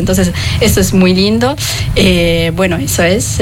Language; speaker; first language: Spanish; non-native, fluent; Italian